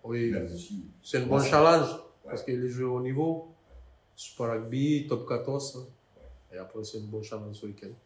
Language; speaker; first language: French; non-native, learner; Fijian